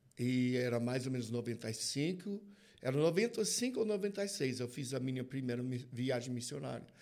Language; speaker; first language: Portuguese; non-native, fluent; English